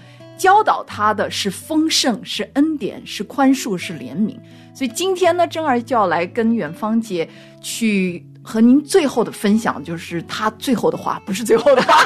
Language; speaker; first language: Chinese; native; Chinese